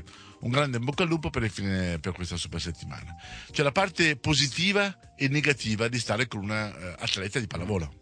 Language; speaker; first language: Italian; native; Italian